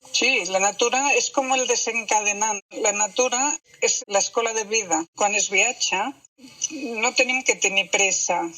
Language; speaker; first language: Catalan; non-native, local second language; Spanish